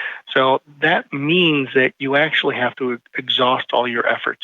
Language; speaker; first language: English; native; English